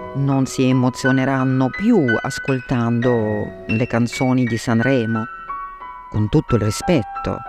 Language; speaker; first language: Italian; non-native, fluent; Russian